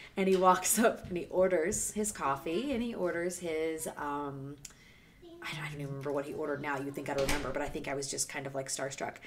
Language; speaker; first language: English; native; English